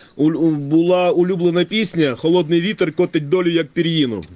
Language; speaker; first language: Ukrainian; native; Ukrainian